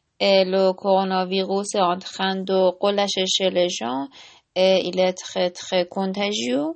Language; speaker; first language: French; non-native, learner; Persian